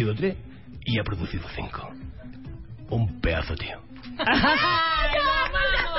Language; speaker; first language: Spanish; native; Spanish